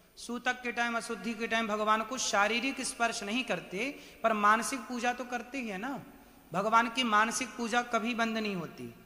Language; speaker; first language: Hindi; native; Hindi